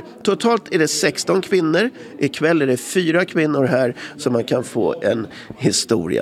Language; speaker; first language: Swedish; native; Swedish